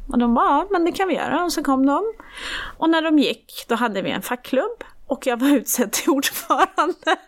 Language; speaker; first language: Swedish; early bilingual, other home language; Persian